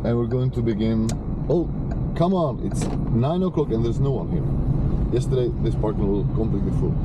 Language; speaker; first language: English; non-native, fluent; Czech